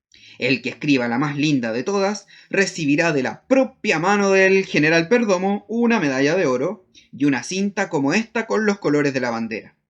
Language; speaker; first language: Spanish; native; Spanish